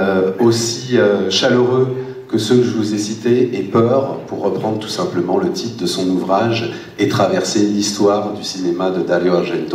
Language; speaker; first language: French; native; French